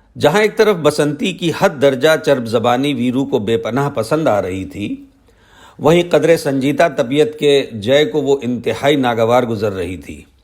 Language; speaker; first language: Urdu; native; Urdu